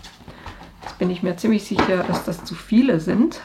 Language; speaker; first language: German; native; German